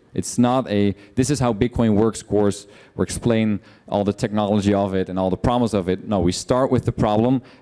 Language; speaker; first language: English; non-native, fluent; Dutch